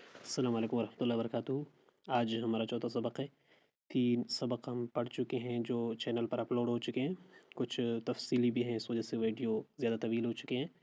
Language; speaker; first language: Urdu; non-native, local second language; Baluchi